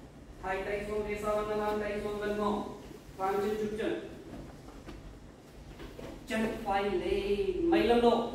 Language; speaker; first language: Vietnamese; non-native, learner; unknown